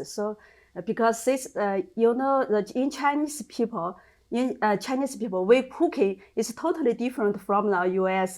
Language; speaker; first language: English; non-native, learner; Chinese